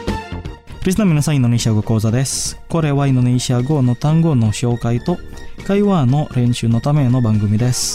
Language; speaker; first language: Japanese; non-native, fluent; Indonesian